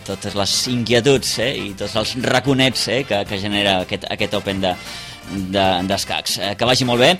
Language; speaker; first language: Catalan; native; Catalan